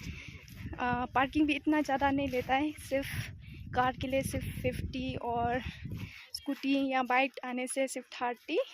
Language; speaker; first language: Hindi; non-native, local second language; Khasi